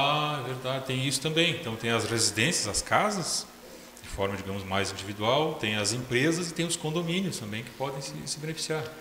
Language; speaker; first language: Portuguese; native; Portuguese